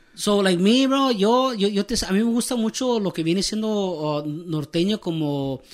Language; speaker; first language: English; native; English